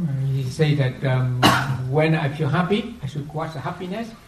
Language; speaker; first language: English; non-native, fluent; Vietnamese